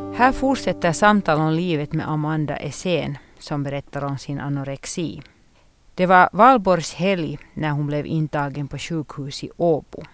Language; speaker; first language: Swedish; native; Swedish